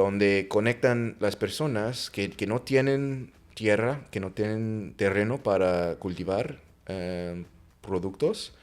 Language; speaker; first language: Spanish; non-native, fluent; English